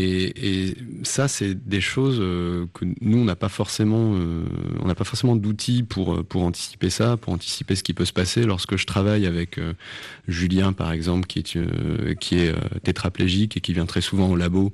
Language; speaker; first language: French; native; French